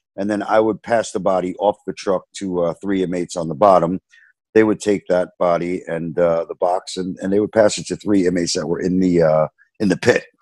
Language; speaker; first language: English; native; English